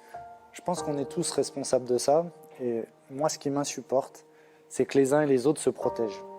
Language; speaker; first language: French; native; French